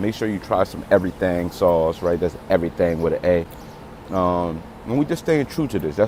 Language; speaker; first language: English; native; English